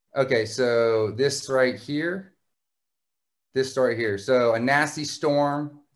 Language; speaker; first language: English; native; English